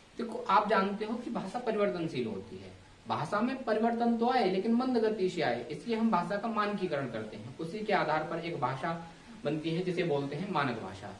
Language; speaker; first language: Hindi; native; Hindi